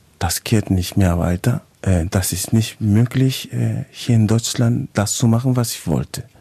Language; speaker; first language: German; non-native, fluent; Spanish